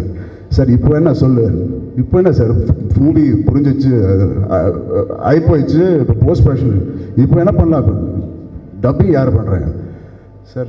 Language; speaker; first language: Tamil; non-native, learner; Telugu